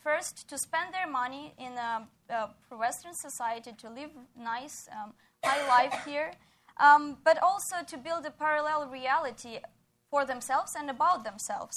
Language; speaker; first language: English; non-native, fluent; Ukrainian